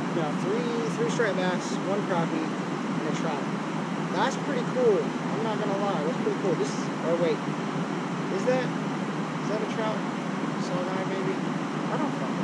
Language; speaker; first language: English; native; English